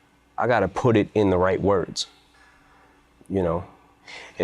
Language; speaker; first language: English; native; English